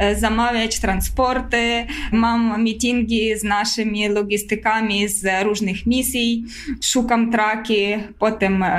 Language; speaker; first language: Polish; non-native, fluent; Ukrainian